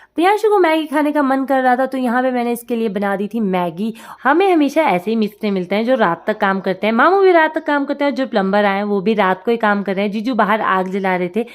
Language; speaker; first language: Hindi; native; Hindi